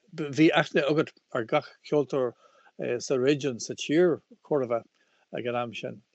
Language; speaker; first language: Irish; non-native, local second language; English